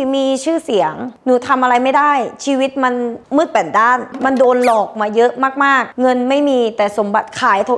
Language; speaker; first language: Thai; early bilingual, other home language; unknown